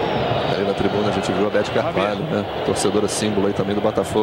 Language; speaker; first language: Portuguese; native; Portuguese